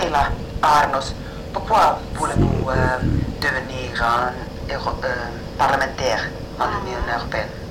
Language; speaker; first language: French; non-native, fluent; Finnish